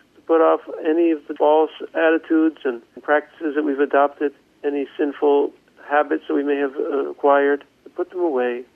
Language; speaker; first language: English; native; English